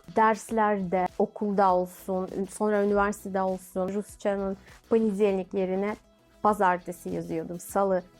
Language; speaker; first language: Turkish; non-native, fluent; Russian